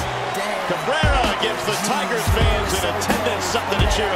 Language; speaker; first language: English; native; English